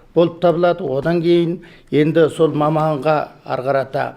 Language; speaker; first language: Kazakh; native; Kazakh